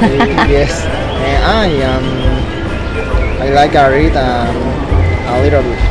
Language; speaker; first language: English; non-native, learner; Spanish